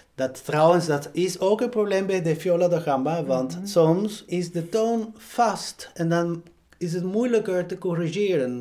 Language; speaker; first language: Dutch; non-native, fluent; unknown